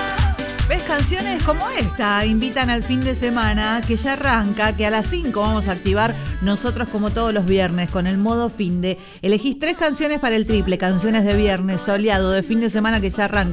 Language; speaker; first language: Spanish; native; Spanish